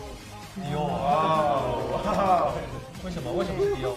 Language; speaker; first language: Chinese; native; Chinese